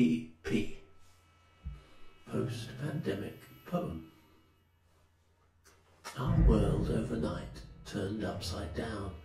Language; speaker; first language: English; native; English